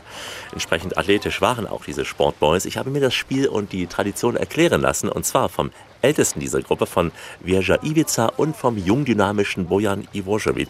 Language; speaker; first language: German; native; German